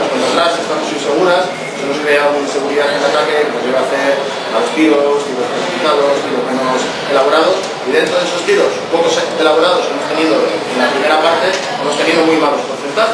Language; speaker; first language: Spanish; native; Spanish